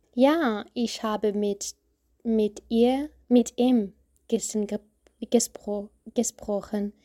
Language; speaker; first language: German; non-native, learner; French